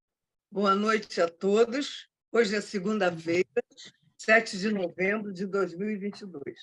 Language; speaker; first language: Portuguese; native; Portuguese